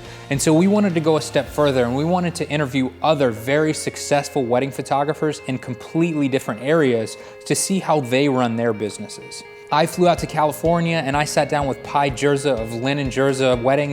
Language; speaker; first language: English; native; English